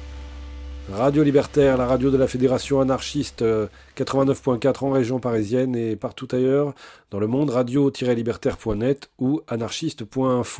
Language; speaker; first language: French; native; French